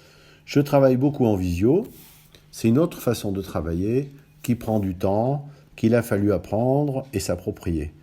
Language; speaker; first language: French; native; French